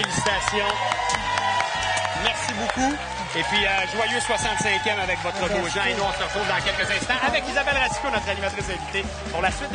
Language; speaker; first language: French; native; French